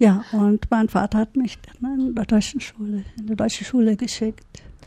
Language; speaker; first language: German; early bilingual, heritage; German